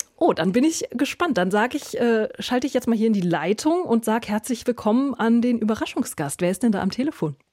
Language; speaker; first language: German; native; German